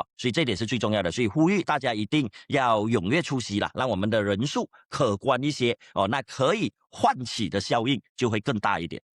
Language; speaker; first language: Chinese; native; Chinese